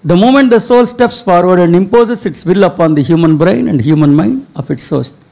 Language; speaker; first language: English; non-native, local second language; Telugu